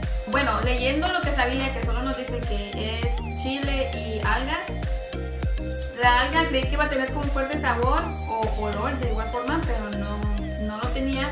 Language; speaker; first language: Spanish; native; Spanish